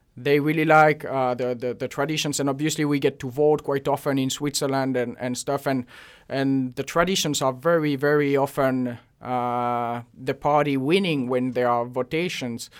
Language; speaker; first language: English; non-native, fluent; French